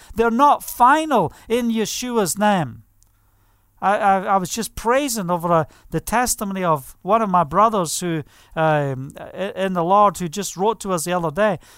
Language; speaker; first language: English; native; English